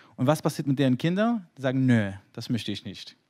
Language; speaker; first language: German; non-native, fluent; Hebrew